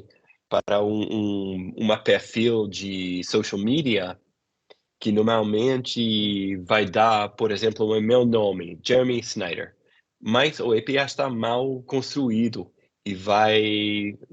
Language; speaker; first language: Portuguese; non-native, fluent; English